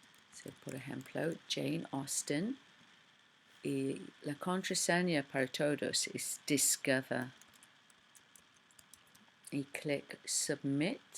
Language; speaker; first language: Spanish; non-native, learner; English